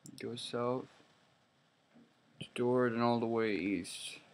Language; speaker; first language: English; native; English